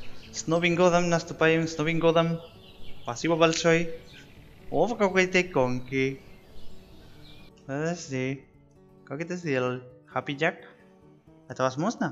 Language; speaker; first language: Russian; non-native, learner; Spanish